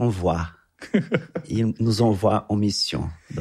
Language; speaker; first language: French; non-native, fluent; Portuguese